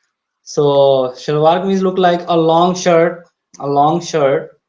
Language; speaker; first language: English; non-native, learner; Urdu